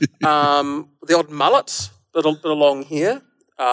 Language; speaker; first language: English; native; English